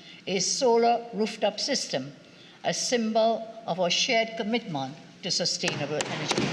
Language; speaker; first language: English; native; English